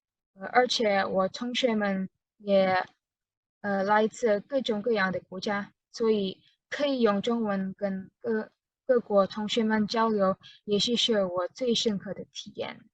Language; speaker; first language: Chinese; non-native, learner; Indonesian